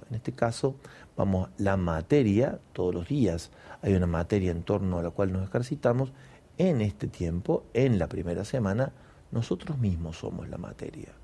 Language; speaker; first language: Spanish; native; Spanish